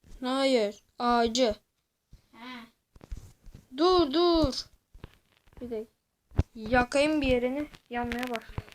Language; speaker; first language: Turkish; native; Turkish